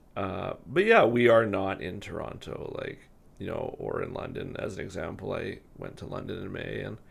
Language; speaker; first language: English; native; English